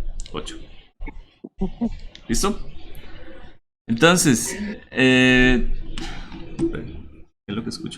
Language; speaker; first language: Spanish; native; Spanish